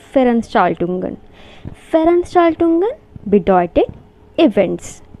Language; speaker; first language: German; non-native, learner; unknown